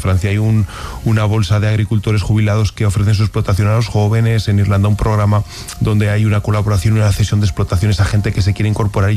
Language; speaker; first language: Spanish; native; Spanish